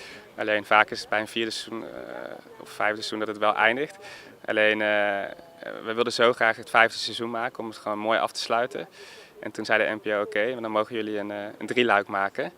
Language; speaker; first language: Dutch; native; Dutch